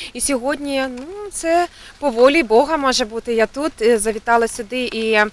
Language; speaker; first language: Ukrainian; non-native, local second language; Russian